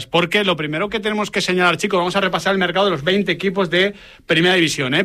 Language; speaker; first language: Spanish; native; Spanish